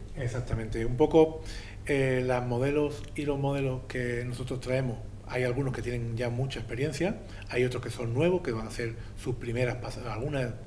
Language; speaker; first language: Spanish; native; Spanish